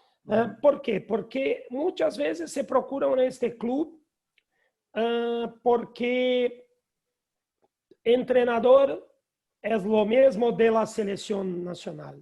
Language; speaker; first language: Spanish; non-native, learner; Portuguese